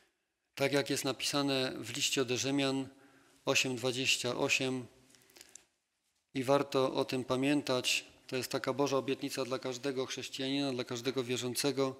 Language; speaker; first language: Polish; native; Polish